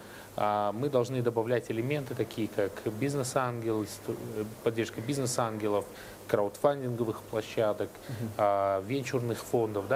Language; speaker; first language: Russian; native; Russian